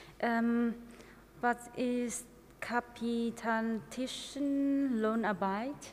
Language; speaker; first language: German; non-native, learner; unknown